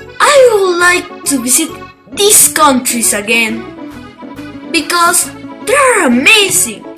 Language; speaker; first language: English; non-native, learner; Spanish